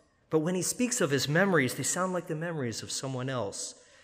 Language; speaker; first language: English; native; English